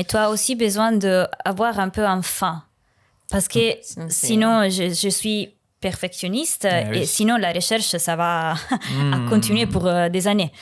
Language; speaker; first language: French; non-native, learner; Italian